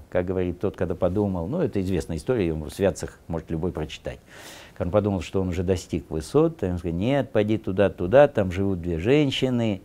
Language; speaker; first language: Russian; native; Russian